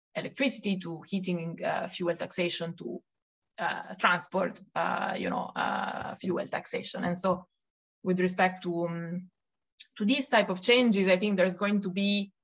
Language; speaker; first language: English; non-native, fluent; Italian